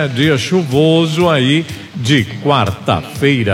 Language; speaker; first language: Portuguese; native; Portuguese